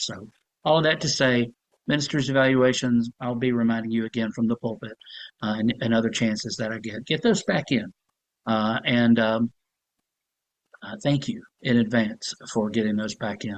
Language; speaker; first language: English; native; English